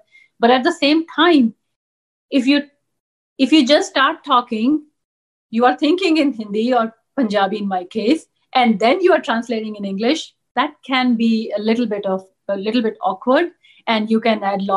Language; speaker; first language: English; non-native, local second language; Punjabi